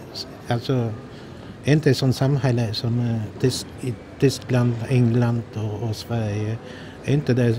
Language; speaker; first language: Swedish; non-native, fluent; Polish